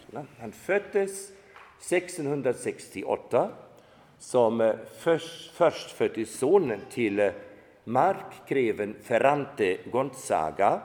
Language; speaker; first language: Swedish; non-native, fluent; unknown